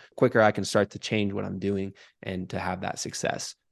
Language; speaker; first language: English; native; English